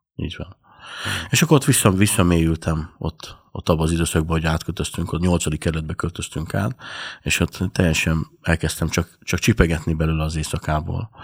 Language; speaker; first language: Hungarian; native; Hungarian